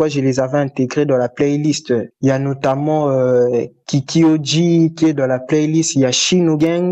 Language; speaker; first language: French; non-native, local second language; Lingala